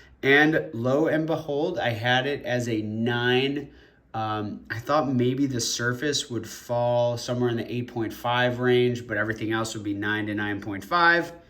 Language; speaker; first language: English; native; English